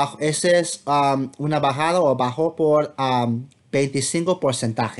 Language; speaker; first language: Spanish; non-native, fluent; English